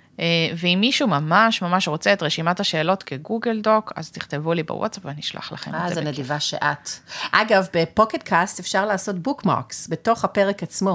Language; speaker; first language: Hebrew; native; Hebrew